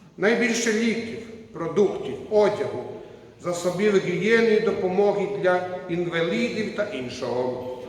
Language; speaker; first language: Ukrainian; non-native, learner; Croatian